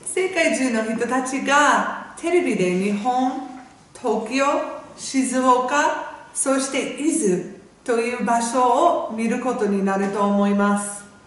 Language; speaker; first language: Japanese; non-native, fluent; English